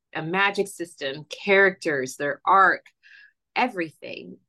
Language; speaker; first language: English; early bilingual, other home language; Spanish